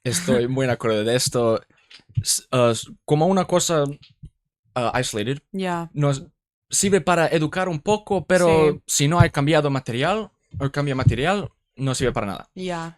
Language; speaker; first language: Spanish; non-native, learner; English